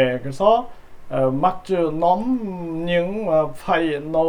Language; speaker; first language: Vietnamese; non-native, learner; Korean